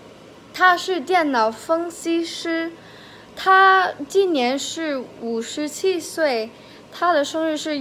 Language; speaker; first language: Chinese; non-native, learner; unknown